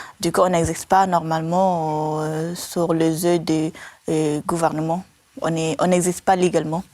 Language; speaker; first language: French; non-native, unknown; Tibetan